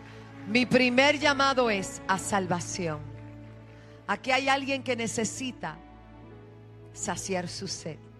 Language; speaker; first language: Spanish; native; Spanish